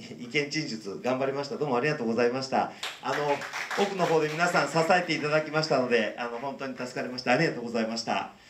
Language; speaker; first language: Japanese; native; Japanese